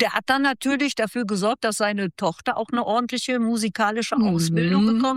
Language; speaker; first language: German; native; German